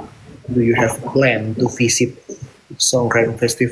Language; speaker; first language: English; non-native, learner; Indonesian